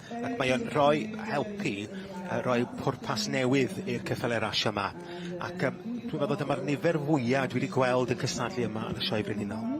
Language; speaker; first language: Welsh; native; Welsh